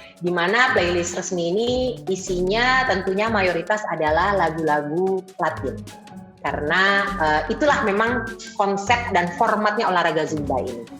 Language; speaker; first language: Indonesian; native; Indonesian